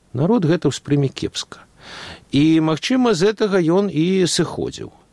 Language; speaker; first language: Belarusian; non-native, local second language; Russian